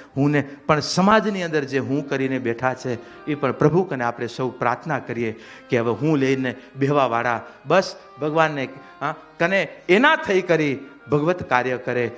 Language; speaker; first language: Gujarati; non-native, local second language; Kachhi